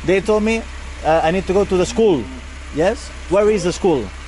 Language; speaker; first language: English; non-native, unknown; Spanish